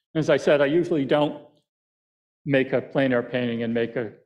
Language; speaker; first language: English; native; English